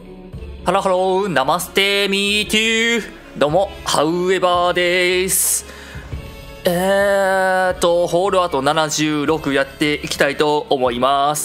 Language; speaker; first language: Japanese; native; Japanese